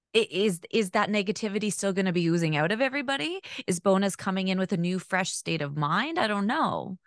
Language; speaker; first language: English; native; English